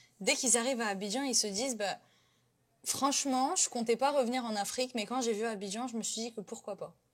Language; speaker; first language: French; native; French